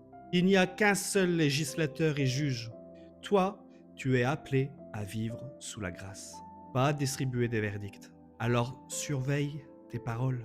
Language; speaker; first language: French; native; French